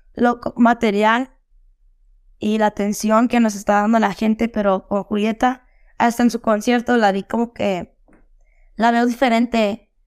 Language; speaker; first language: Spanish; early bilingual, heritage; Spanish